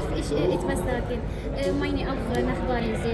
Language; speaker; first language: German; non-native, learner; Arabic